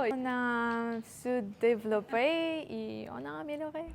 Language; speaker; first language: French; non-native, fluent; Ukrainian